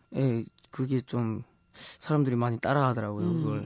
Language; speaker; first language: Korean; early bilingual, heritage; Korean